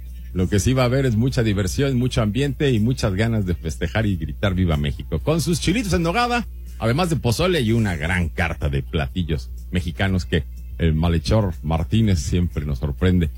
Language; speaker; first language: Spanish; native; Spanish